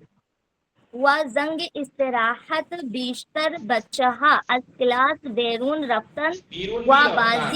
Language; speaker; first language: Persian; non-native, learner; Urdu